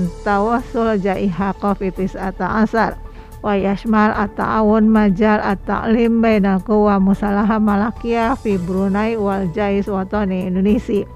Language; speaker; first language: Arabic; non-native, fluent; Indonesian